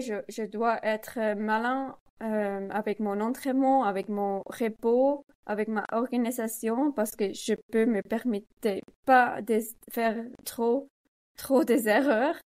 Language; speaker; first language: French; non-native, learner; Swiss German